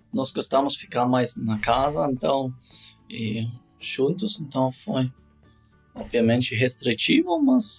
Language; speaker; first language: Portuguese; non-native, learner; German